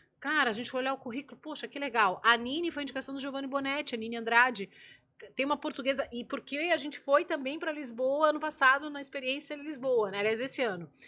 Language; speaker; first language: Portuguese; native; Portuguese